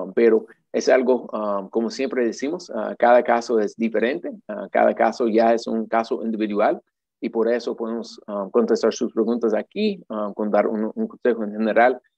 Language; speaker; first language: Spanish; non-native, fluent; English